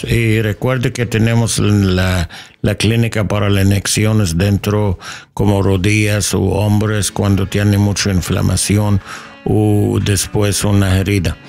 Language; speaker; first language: Spanish; non-native, learner; English